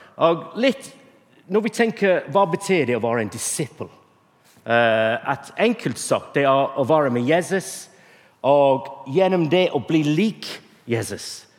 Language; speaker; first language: Norwegian; non-native, fluent; English